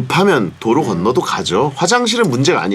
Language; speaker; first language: Korean; native; Korean